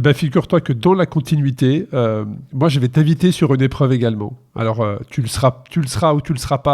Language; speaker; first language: French; native; French